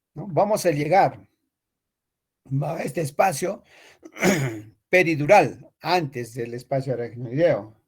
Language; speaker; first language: Spanish; native; Spanish